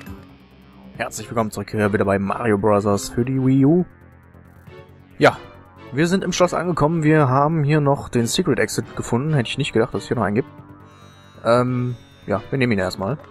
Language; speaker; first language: German; native; German